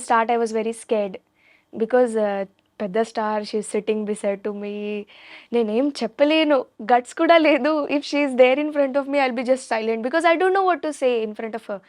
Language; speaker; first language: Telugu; non-native, learner; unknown